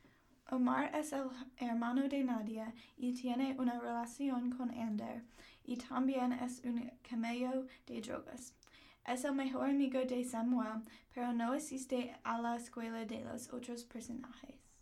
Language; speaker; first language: Spanish; non-native, learner; English